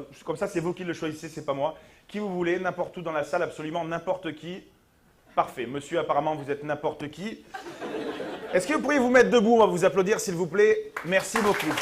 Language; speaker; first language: French; native; French